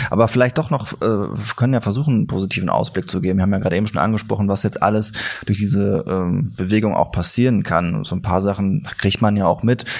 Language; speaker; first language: German; native; German